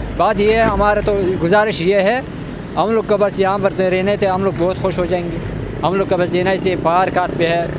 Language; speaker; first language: Urdu; early bilingual, other home language; Pashto